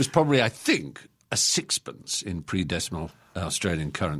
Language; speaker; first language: English; native; English